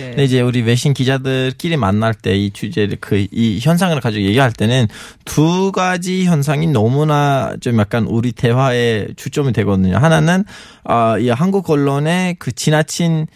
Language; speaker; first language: Korean; non-native, fluent; Turkish